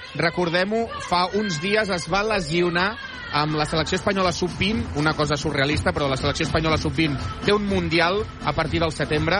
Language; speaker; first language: Catalan; native; Catalan